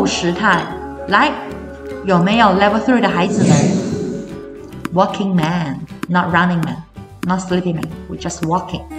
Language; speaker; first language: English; non-native, fluent; Chinese